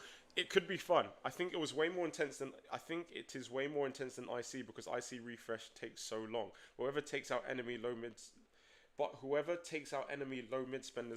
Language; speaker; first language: English; native; English